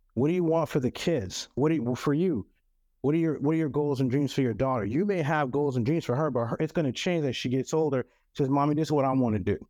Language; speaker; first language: English; non-native, local second language; French